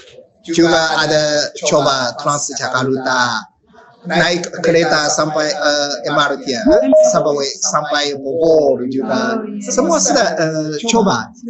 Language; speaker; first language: Indonesian; non-native, learner; Japanese